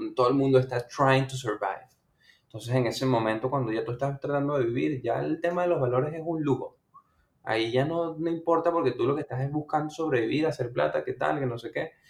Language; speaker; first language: Spanish; native; Spanish